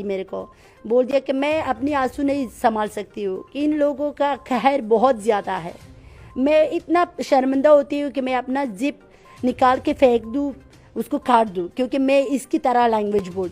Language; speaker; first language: Hindi; non-native, fluent; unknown